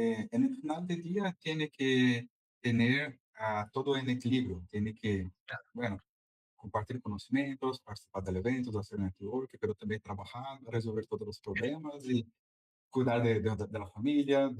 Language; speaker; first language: Spanish; non-native, fluent; Portuguese